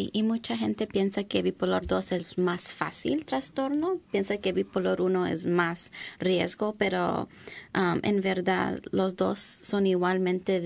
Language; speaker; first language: Spanish; early bilingual, heritage; English